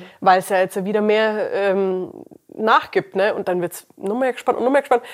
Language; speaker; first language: German; early bilingual, other home language; English